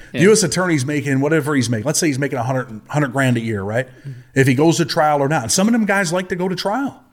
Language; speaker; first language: English; native; English